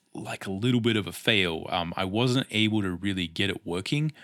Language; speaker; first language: English; native; English